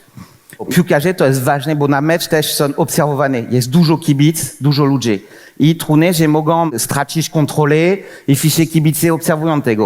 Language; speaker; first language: Polish; non-native, fluent; French